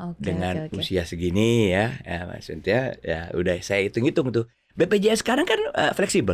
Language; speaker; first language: Indonesian; native; Indonesian